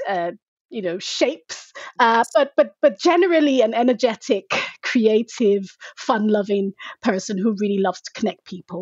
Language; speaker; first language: English; non-native, local second language; Yoruba